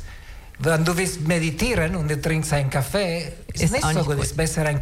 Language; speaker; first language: German; non-native, learner; Italian